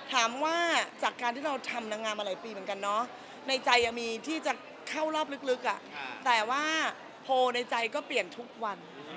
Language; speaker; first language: Thai; native; Thai